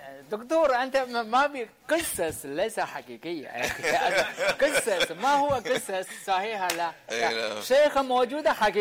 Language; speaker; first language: Arabic; non-native, learner; Chinese